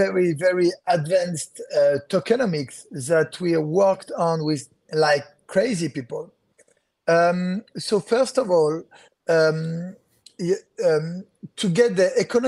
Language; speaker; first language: English; non-native, fluent; French